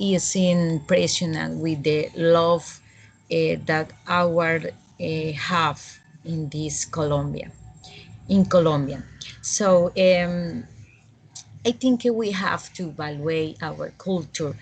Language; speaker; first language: English; non-native, learner; Spanish